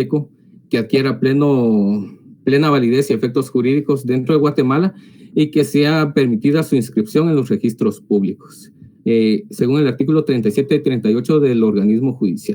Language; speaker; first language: Spanish; native; Spanish